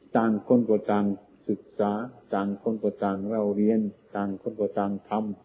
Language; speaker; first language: Thai; non-native, local second language; Northeastern Thai